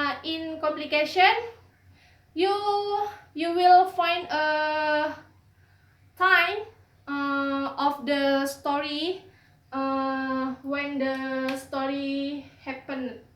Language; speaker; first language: English; non-native, learner; Indonesian